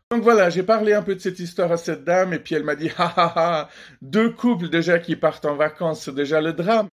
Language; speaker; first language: French; early bilingual, other home language; Persian